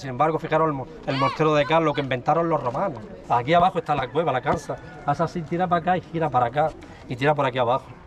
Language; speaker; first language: Spanish; native; Spanish